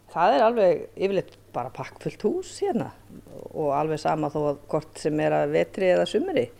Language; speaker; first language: Icelandic; native; Icelandic